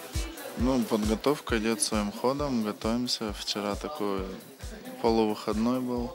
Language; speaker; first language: Russian; native; Russian